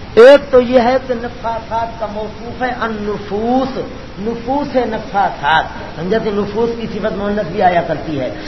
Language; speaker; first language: Urdu; non-native, local second language; Punjabi